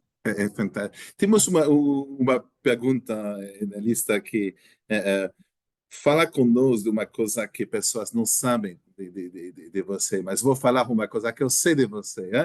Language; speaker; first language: Portuguese; non-native, learner; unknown